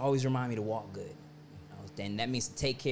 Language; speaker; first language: English; native; English